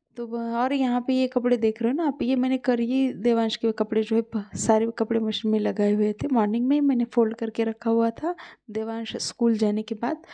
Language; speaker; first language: Hindi; non-native, local second language; Marathi